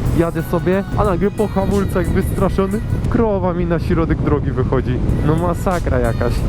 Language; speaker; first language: Polish; native; Polish